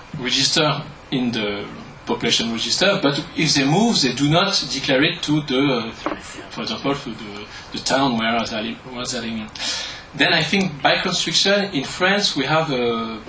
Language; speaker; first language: English; non-native, learner; French